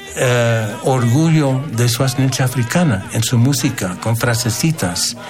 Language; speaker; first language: Spanish; non-native, fluent; English